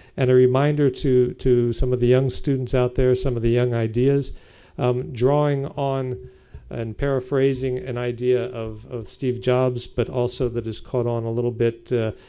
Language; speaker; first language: English; native; English